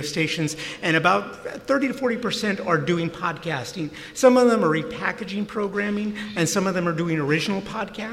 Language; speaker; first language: English; native; English